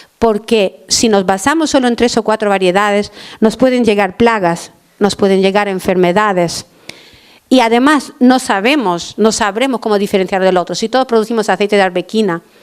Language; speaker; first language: Spanish; non-native, fluent; Albanian